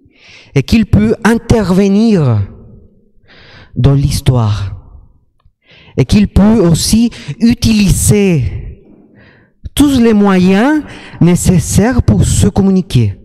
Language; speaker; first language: French; non-native, fluent; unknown